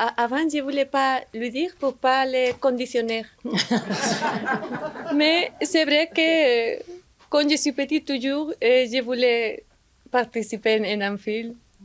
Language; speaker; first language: French; non-native, learner; Spanish